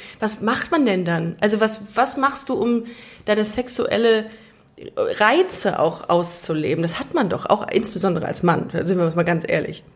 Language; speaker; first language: German; native; German